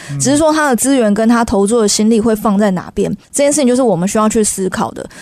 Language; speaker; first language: Chinese; native; Chinese